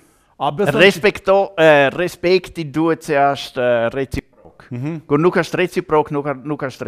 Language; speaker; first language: Albanian; non-native, learner; German